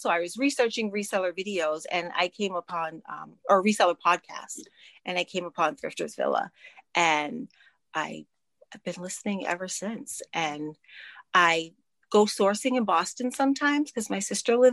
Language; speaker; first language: English; native; English